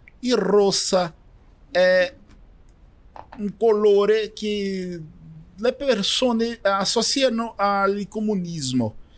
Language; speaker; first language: Italian; non-native, learner; Portuguese